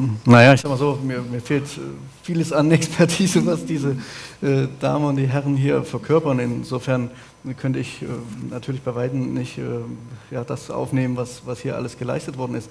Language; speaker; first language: German; native; German